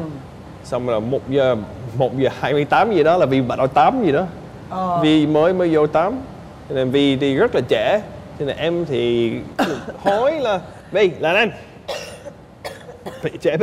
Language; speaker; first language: Vietnamese; early bilingual, heritage; Vietnamese